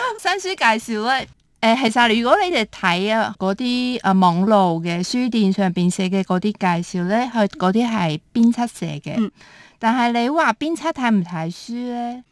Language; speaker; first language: Cantonese; early bilingual, heritage; Cantonese